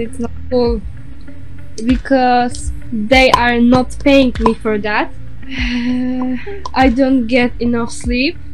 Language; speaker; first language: English; non-native, learner; Polish